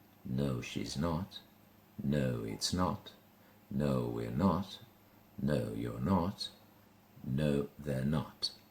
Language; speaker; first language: English; non-native, fluent; Spanish